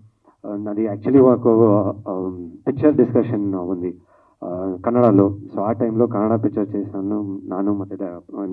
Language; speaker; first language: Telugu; non-native, learner; Kannada